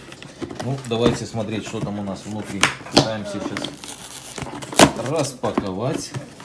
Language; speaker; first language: Russian; native; Russian